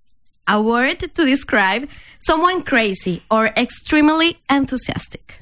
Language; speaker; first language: English; non-native, fluent; Spanish